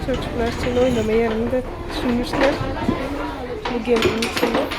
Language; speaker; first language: Turkish; native; Turkish